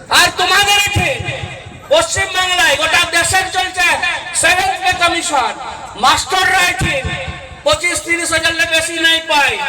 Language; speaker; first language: Bangla; non-native, local second language; Hindi